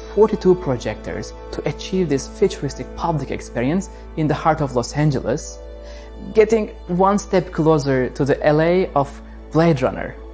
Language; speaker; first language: English; non-native, fluent; Turkish